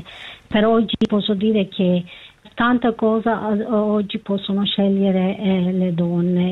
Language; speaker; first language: Italian; non-native, learner; Kurdish